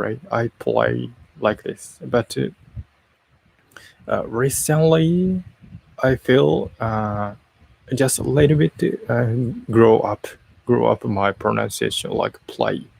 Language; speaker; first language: English; non-native, learner; Japanese